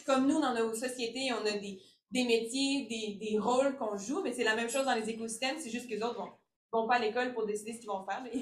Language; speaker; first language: French; native; French